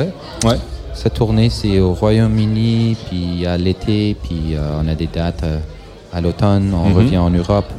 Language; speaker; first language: French; non-native, local second language; English